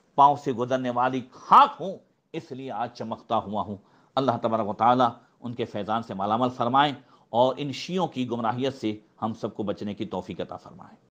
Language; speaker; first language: Hindi; native; Hindi